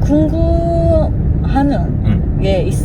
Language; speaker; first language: Korean; non-native, learner; Japanese